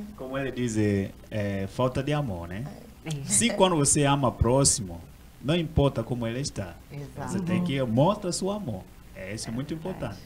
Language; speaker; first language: Portuguese; non-native, learner; Swahili